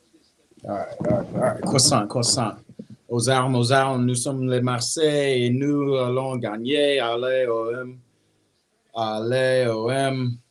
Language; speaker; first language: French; non-native, learner; English